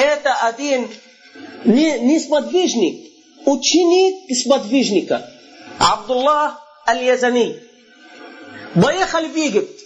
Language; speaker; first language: Russian; non-native, fluent; Arabic